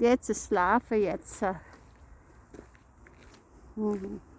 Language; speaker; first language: German; non-native, learner; Filipino